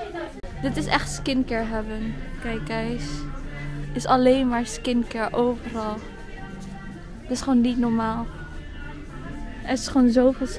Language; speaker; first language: Dutch; early bilingual, other home language; Chinese